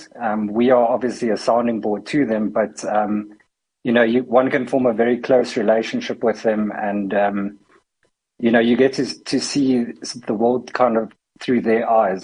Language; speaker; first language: English; native; English